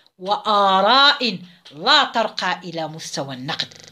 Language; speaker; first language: Arabic; native; Arabic